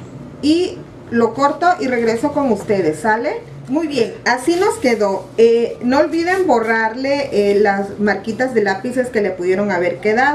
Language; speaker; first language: Spanish; native; Spanish